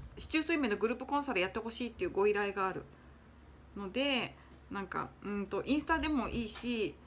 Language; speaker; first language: Japanese; native; Japanese